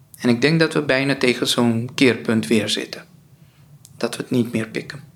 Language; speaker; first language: Dutch; non-native, local second language; Papiamento